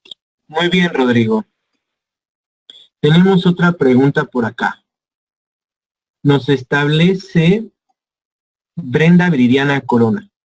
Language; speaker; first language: Spanish; native; Spanish